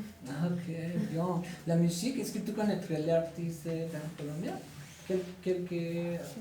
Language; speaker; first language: French; non-native, learner; Spanish